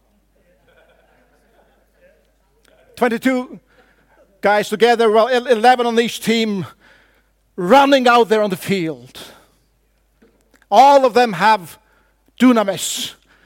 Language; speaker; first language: English; non-native, fluent; Faroese